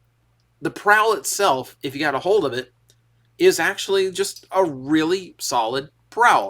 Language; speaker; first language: English; native; English